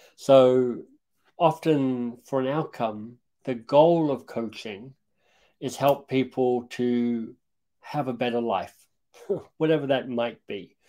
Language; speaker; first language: English; native; English